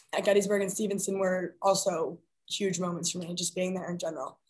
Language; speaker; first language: English; native; English